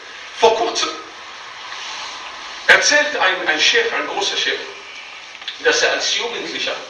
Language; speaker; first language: German; non-native, fluent; Arabic